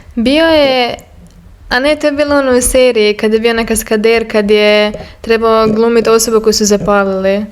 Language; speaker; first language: Bosnian; early bilingual, heritage; Bosnian